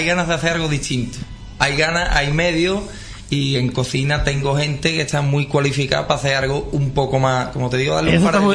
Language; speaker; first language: Spanish; native; Spanish